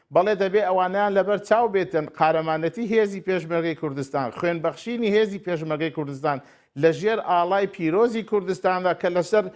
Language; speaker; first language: Central Kurdish; non-native, local second language; Turkish